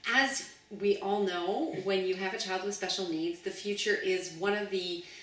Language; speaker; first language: English; native; English